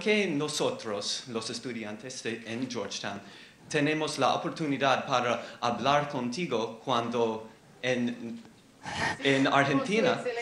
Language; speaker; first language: Spanish; non-native, learner; English